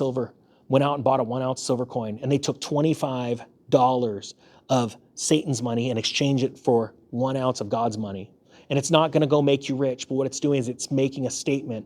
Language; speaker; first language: English; native; English